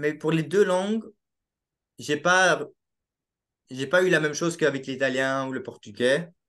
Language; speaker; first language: French; native; French